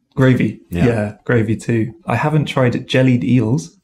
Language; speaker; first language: English; native; English